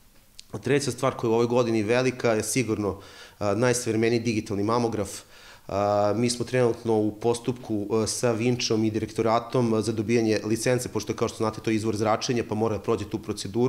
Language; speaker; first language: Serbian; native; Serbian